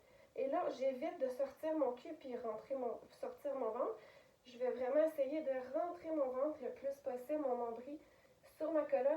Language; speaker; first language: French; native; French